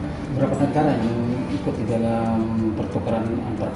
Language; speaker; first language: Indonesian; native; Indonesian